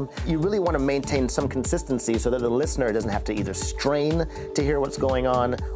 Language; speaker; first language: English; native; English